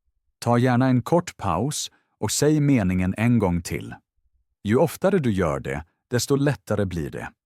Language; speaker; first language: Swedish; non-native, fluent; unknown